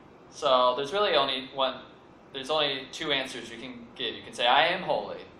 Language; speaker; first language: English; native; English